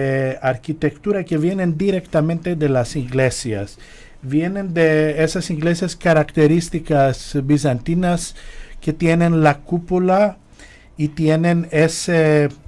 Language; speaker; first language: Spanish; non-native, fluent; Greek